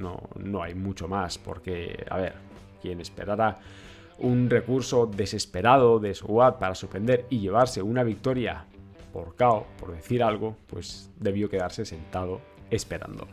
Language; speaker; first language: Spanish; native; Spanish